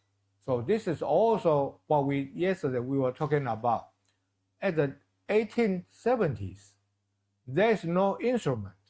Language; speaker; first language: English; non-native, fluent; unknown